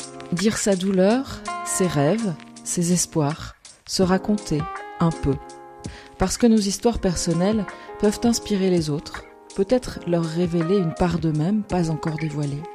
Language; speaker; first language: French; native; French